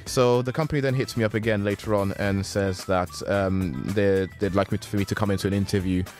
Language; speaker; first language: English; native; English